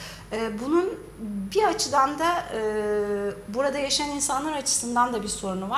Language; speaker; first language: Turkish; native; Turkish